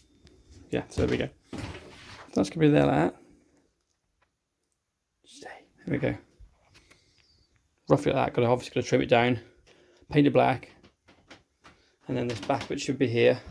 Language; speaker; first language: English; native; English